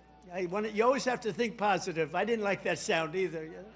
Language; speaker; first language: English; native; English